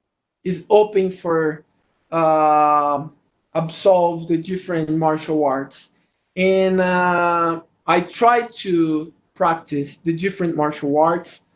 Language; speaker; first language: English; non-native, learner; Portuguese